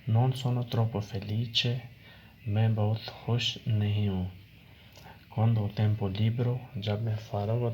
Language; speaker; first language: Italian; non-native, learner; Urdu